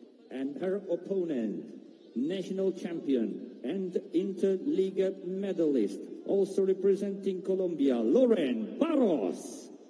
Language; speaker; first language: English; non-native, fluent; Italian